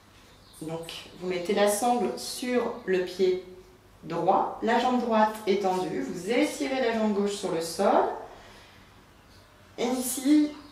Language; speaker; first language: French; native; French